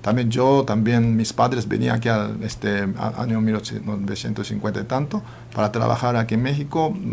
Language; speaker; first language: Spanish; non-native, fluent; Japanese